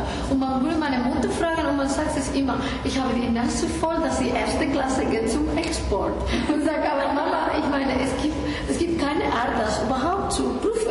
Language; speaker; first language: German; non-native, fluent; Spanish